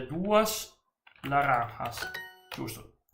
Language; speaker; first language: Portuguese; non-native, learner; Italian